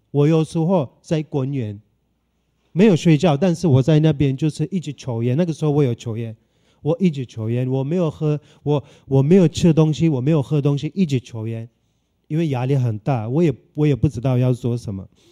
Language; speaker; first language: Chinese; non-native, fluent; Turkish